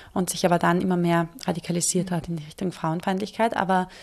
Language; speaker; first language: German; native; German